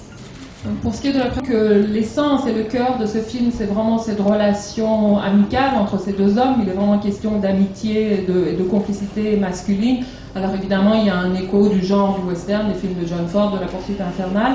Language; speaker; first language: French; native; French